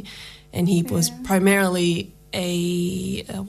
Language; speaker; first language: English; native; English